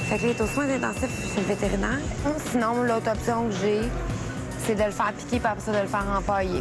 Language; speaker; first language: French; native; French